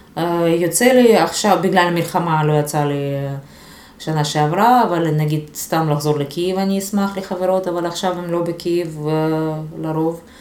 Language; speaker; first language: Hebrew; non-native, fluent; Russian